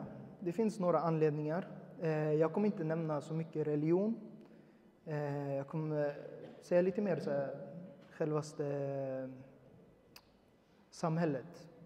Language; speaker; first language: Swedish; early bilingual, other home language; Uyghur